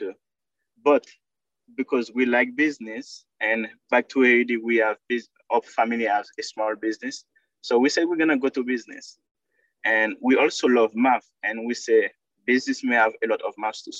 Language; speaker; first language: English; non-native, learner; Haitian Creole